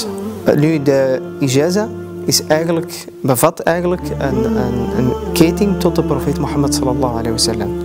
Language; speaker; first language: Dutch; early bilingual, other home language; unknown